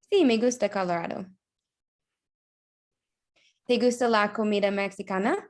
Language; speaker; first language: Spanish; non-native, learner; English